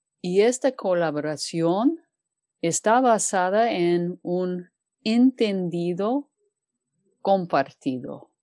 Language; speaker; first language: Spanish; non-native, fluent; English